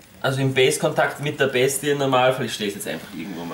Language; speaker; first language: German; native; German